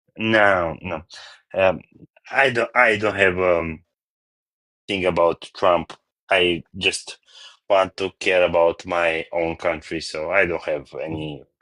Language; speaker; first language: English; non-native, learner; Bulgarian